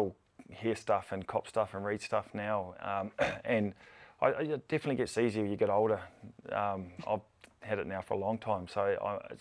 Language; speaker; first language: English; native; English